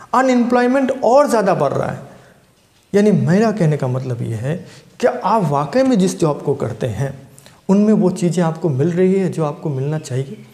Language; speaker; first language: Hindi; non-native, local second language; Bangla